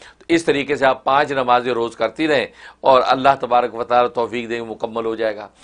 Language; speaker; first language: Urdu; native; Urdu